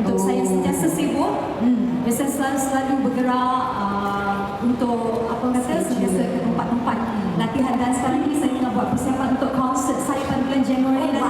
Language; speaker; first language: Malay; native; Malay